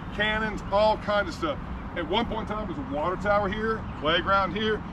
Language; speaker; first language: English; native; English